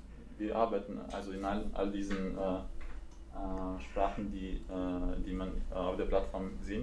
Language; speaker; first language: German; non-native, fluent; Latvian